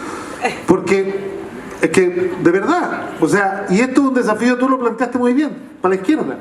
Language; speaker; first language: Spanish; native; Spanish